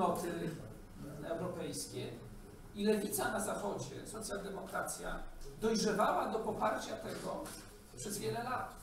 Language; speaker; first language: Polish; native; Polish